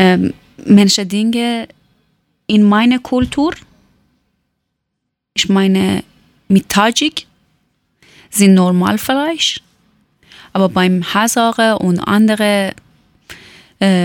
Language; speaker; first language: German; non-native, learner; Persian